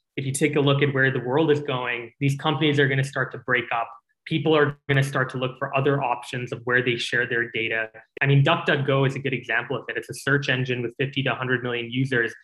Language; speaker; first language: English; native; English